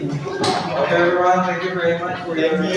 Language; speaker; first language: English; non-native, fluent; Indonesian